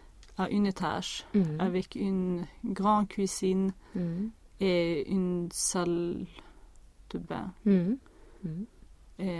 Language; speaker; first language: French; non-native, learner; Swedish